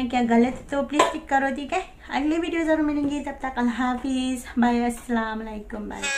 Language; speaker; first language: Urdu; non-native, learner; Malay